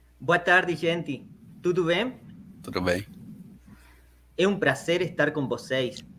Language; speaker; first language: Portuguese; non-native, learner; Spanish